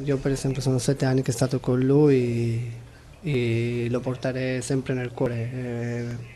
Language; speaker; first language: Italian; non-native, fluent; Spanish